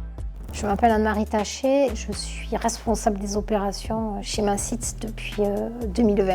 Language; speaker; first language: French; native; French